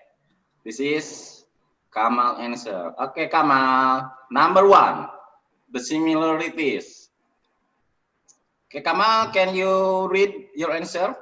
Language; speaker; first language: English; non-native, learner; Indonesian